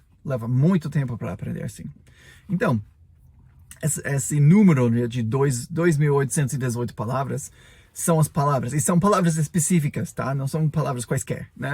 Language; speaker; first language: Portuguese; non-native, fluent; English